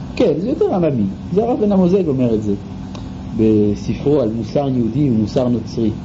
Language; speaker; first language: Hebrew; native; Hebrew